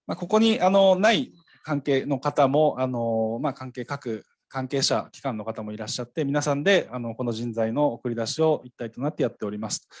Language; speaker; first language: Japanese; native; Japanese